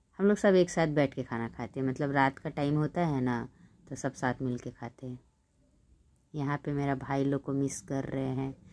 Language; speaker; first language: Hindi; native; Hindi